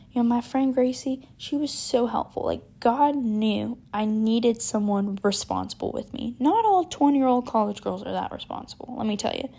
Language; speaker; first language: English; native; English